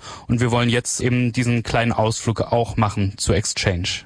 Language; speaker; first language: German; native; German